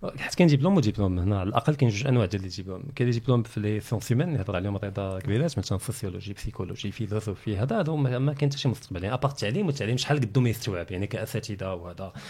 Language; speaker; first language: Arabic; native; Arabic